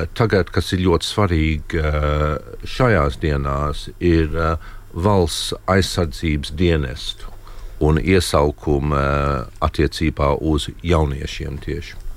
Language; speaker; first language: Latvian; native; Latvian